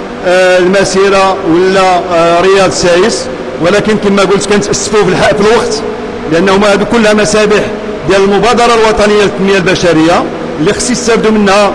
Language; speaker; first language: Arabic; native; Arabic